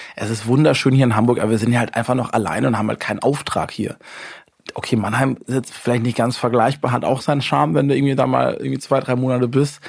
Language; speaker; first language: German; native; German